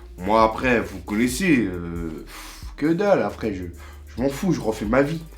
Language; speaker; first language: French; native; French